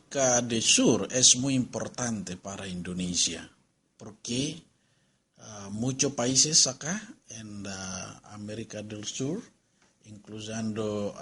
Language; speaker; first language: Spanish; non-native, learner; Indonesian